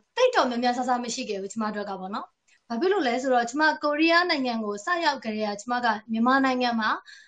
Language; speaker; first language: Burmese; native; Burmese